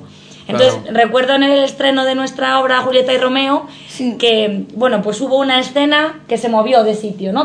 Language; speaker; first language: Spanish; native; Spanish